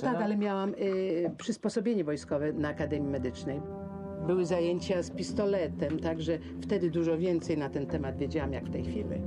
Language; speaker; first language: Polish; native; Polish